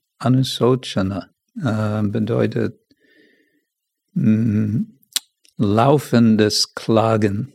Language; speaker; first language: German; non-native, fluent; English